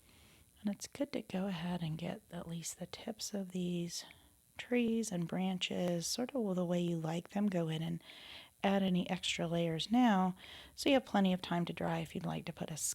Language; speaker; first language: English; native; English